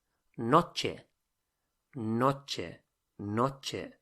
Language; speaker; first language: Spanish; non-native, fluent; English